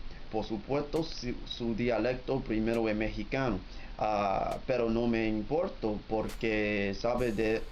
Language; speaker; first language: Spanish; non-native, learner; English